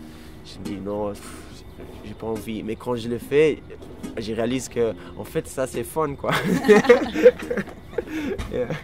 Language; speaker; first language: French; non-native, fluent; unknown